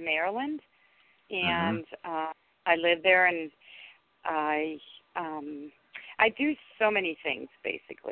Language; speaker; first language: English; non-native, fluent; Danish